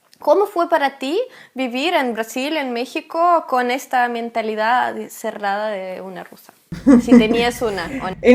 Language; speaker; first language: Spanish; non-native, fluent; Russian